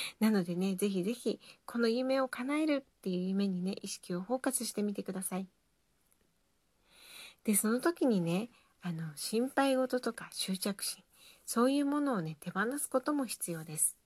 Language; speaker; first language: Japanese; native; Japanese